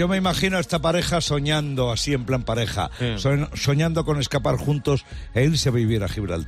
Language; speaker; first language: Spanish; native; Spanish